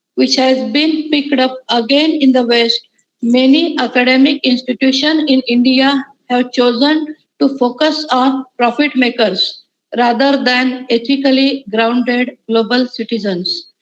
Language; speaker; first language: English; non-native, local second language; Marathi